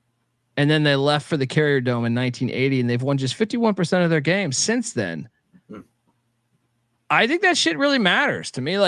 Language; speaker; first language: English; native; English